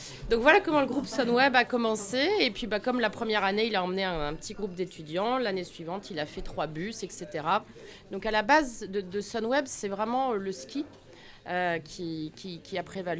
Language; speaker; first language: French; native; French